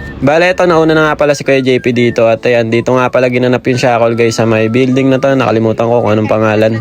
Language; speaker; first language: Filipino; native; Filipino